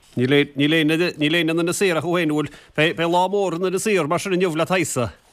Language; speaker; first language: Irish; native; Irish